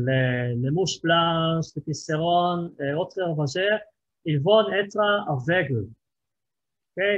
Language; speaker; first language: French; non-native, fluent; Hebrew